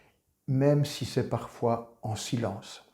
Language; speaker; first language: French; native; French